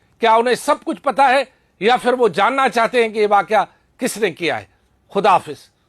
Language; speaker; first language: Urdu; non-native, local second language; Sindhi